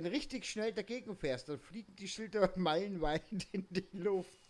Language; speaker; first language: German; native; German